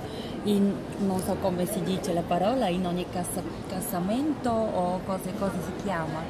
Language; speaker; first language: Italian; non-native, fluent; Bulgarian